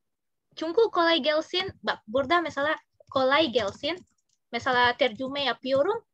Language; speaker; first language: Turkish; non-native, learner; Indonesian